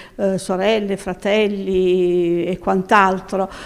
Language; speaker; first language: Italian; native; Italian